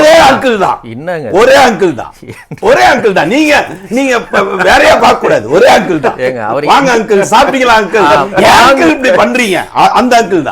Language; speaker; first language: Tamil; native; Tamil